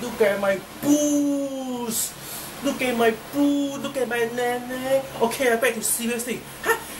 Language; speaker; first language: English; non-native, local second language; Chinese